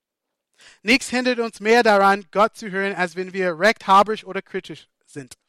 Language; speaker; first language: German; non-native, fluent; English